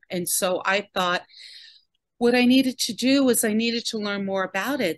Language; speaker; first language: English; native; English